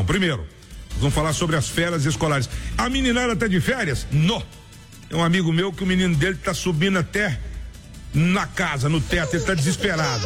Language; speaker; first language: Portuguese; native; Portuguese